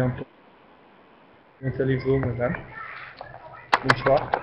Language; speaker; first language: French; non-native, learner; Arabic